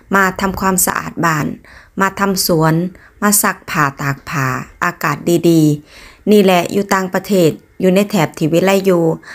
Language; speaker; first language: Thai; native; Thai